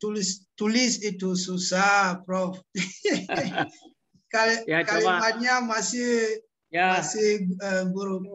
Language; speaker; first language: Indonesian; non-native, learner; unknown